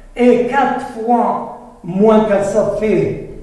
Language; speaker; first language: French; non-native, local second language; Arabic